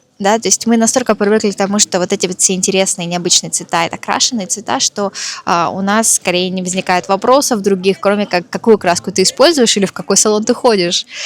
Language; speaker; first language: Russian; native; Russian